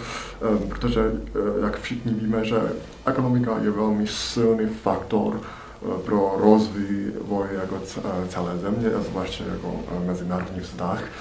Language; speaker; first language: Czech; non-native, learner; Chinese